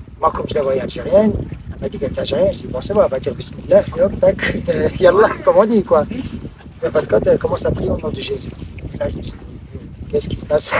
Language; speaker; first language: French; non-native, local second language; Arabic